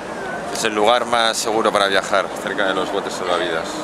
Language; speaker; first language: Spanish; native; Spanish